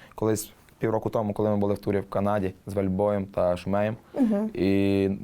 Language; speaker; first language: Ukrainian; native; Ukrainian